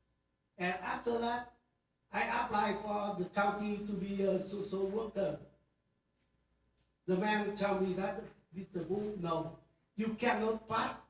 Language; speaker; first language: English; non-native, learner; Vietnamese